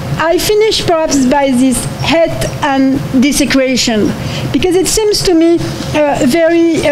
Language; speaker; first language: English; non-native, fluent; French